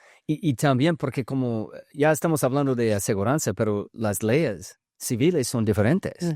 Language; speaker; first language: Spanish; early bilingual, heritage; English